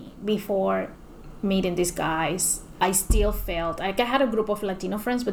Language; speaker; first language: English; non-native, fluent; Spanish